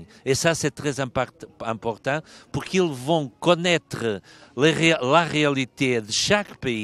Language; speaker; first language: French; non-native, fluent; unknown